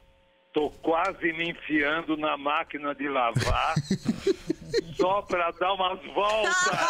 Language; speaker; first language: Portuguese; native; Portuguese